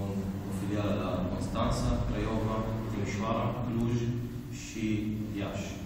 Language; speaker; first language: Romanian; non-native, fluent; Arabic